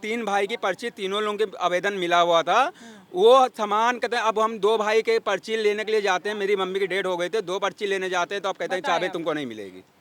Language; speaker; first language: Hindi; native; Hindi